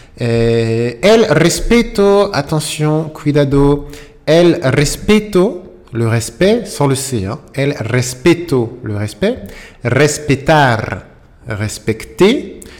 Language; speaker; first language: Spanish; non-native, fluent; French